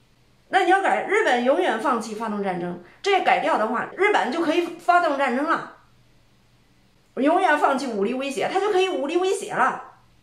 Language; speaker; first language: Chinese; native; Chinese